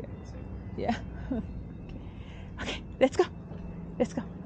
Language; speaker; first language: English; non-native, fluent; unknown